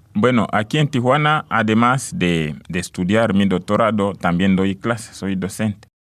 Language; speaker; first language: Spanish; non-native, fluent; Swahili